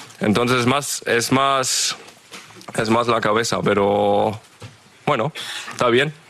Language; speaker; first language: Spanish; non-native, fluent; German